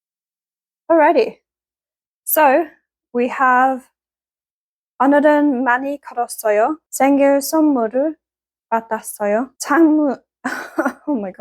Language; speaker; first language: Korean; non-native, learner; English